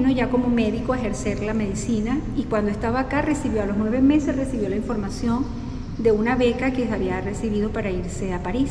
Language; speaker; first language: Spanish; native; Spanish